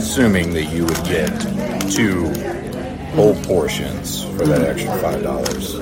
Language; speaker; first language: English; native; English